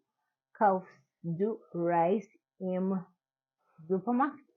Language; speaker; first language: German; non-native, learner; English